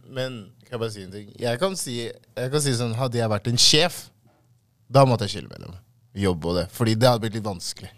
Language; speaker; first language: Norwegian; early bilingual, other home language; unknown